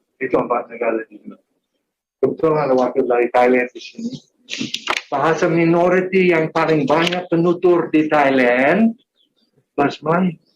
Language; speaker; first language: Indonesian; non-native, fluent; English